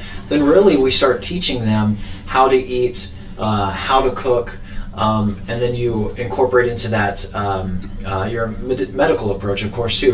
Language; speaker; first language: English; native; English